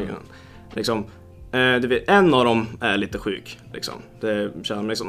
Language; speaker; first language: Swedish; native; Swedish